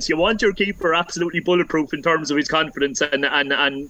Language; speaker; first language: English; native; English